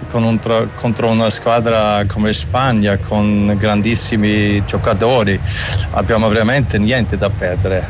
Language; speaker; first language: Italian; non-native, learner; German